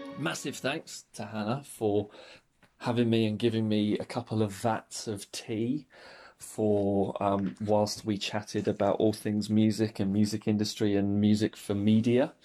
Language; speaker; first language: English; native; English